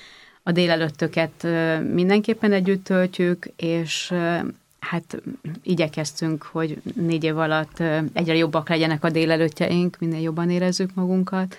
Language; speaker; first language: Hungarian; native; Hungarian